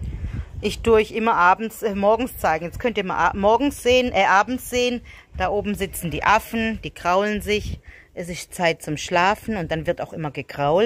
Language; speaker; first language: German; native; German